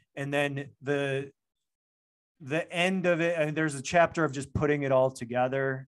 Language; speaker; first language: English; native; English